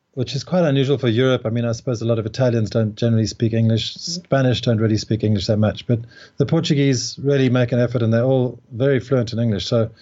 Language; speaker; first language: English; native; English